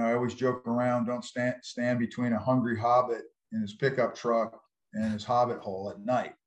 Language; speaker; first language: English; native; English